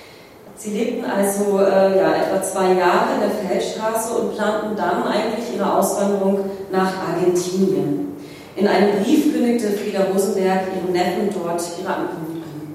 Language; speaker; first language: German; native; German